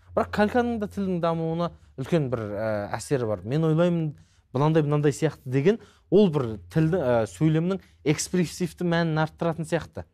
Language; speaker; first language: Kazakh; native; Kazakh